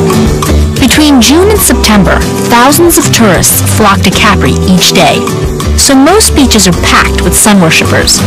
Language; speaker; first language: English; early bilingual, other home language; Italian